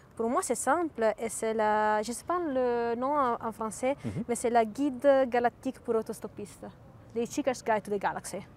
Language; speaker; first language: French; non-native, fluent; Italian